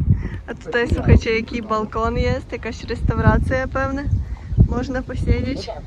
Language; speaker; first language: Polish; non-native, learner; Ukrainian